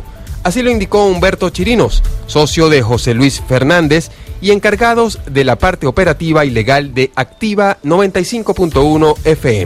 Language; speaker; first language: Spanish; native; Spanish